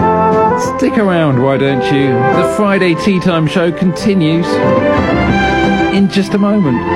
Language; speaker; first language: English; native; English